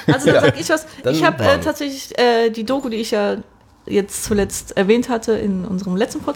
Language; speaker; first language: German; native; German